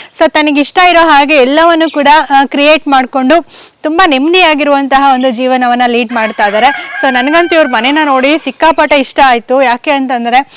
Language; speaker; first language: Kannada; native; Kannada